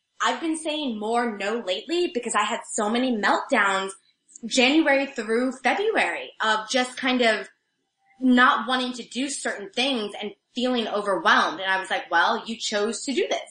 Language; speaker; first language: English; native; English